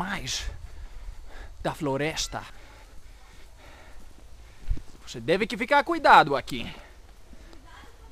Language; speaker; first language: Portuguese; non-native, learner; Greek